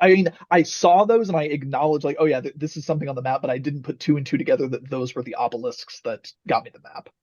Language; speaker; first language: English; native; English